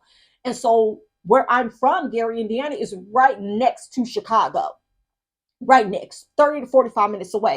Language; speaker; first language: English; native; English